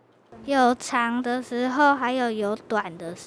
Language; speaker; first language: Chinese; native; Chinese